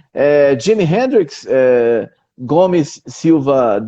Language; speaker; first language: French; non-native, learner; Portuguese